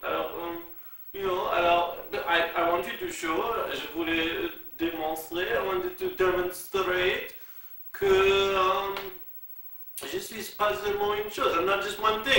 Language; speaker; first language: French; non-native, learner; English